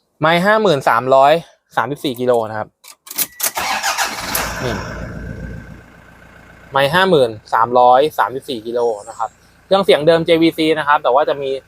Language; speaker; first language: Thai; native; Thai